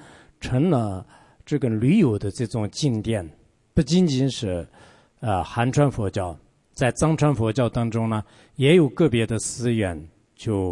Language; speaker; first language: Chinese; non-native, local second language; Tibetan